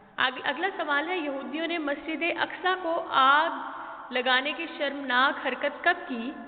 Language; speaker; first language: Urdu; native; Urdu